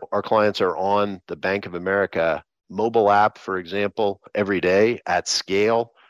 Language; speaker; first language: English; native; English